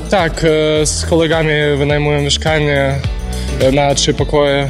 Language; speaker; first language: Polish; non-native, learner; Ukrainian